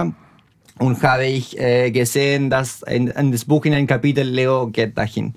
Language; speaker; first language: German; non-native, fluent; Spanish